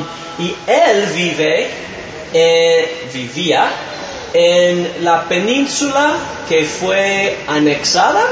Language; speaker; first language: Spanish; non-native, fluent; English